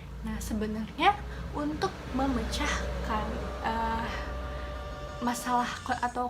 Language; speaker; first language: Indonesian; native; Indonesian